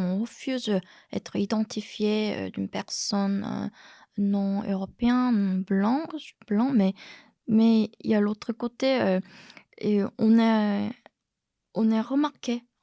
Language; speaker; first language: French; non-native, fluent; Korean